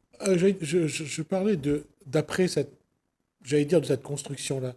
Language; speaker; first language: French; native; French